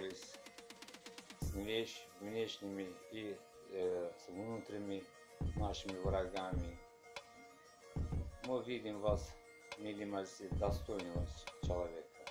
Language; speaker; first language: Russian; non-native, fluent; Azerbaijani